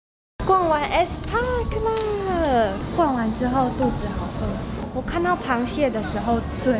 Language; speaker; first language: Chinese; native; Chinese